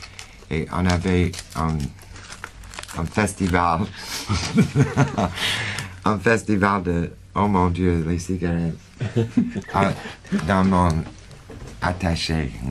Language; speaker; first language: French; non-native, fluent; English